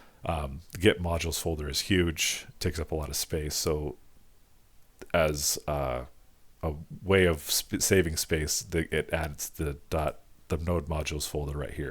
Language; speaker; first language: English; native; English